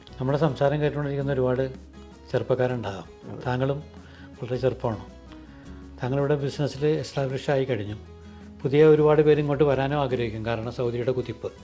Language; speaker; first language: Malayalam; native; Malayalam